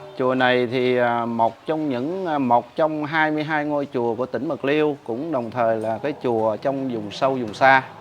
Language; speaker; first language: Vietnamese; non-native, local second language; Khmer